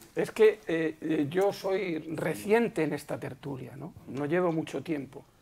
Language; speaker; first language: Spanish; native; Spanish